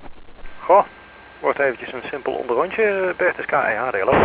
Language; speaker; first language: Dutch; native; Dutch